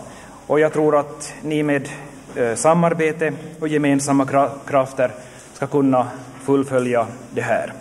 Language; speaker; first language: Swedish; native; Swedish